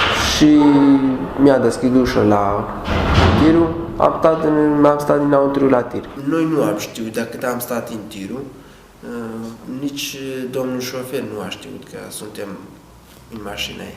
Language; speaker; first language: Romanian; non-native, learner; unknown